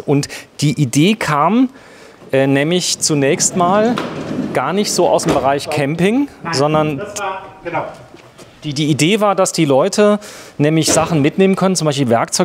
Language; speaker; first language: German; native; German